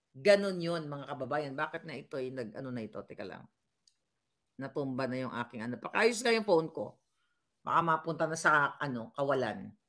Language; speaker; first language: Filipino; non-native, local second language; Cebuano